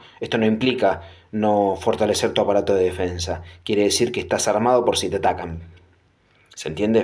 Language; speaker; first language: Spanish; native; Spanish